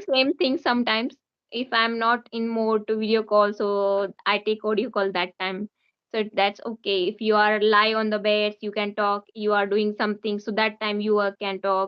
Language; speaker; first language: English; non-native, learner; Hindi